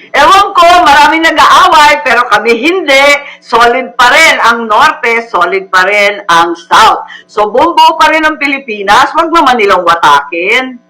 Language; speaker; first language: Filipino; native; Filipino